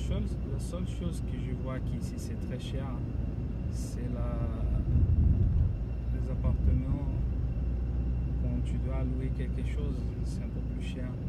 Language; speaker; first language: French; non-native, fluent; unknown